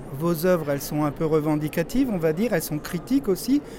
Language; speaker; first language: French; native; French